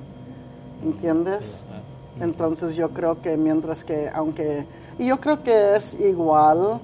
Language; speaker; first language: Spanish; early bilingual, heritage; Spanish